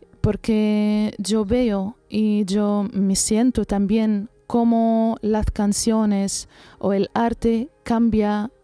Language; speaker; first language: Spanish; non-native, learner; Arabic